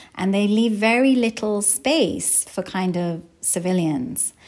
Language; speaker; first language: English; native; English